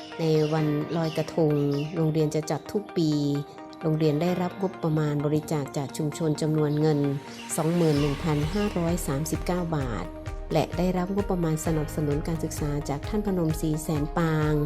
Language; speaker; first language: Thai; native; Thai